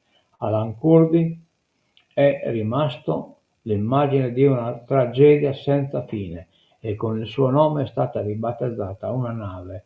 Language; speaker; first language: Italian; non-native, local second language; Sardinian